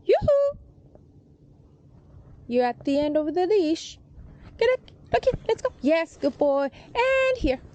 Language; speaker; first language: English; non-native, fluent; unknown